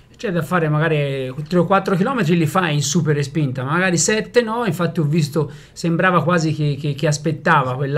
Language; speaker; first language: Italian; native; Italian